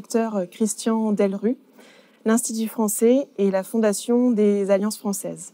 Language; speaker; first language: French; native; French